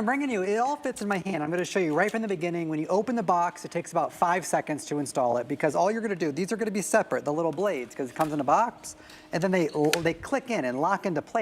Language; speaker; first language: English; native; English